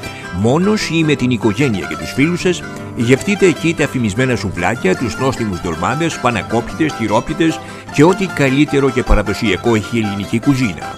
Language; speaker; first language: Greek; native; Greek